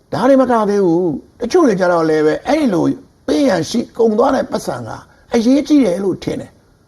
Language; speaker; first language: Burmese; native; Burmese